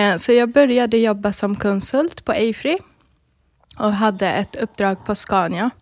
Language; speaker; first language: Swedish; early bilingual, other home language; Arabic